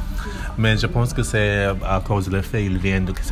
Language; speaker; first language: French; non-native, learner; English